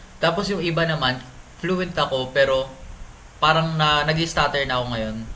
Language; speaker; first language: Filipino; native; Filipino